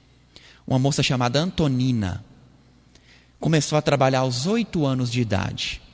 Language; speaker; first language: Portuguese; native; Portuguese